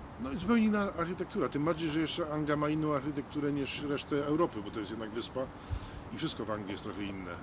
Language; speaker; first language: Polish; early bilingual, heritage; Polish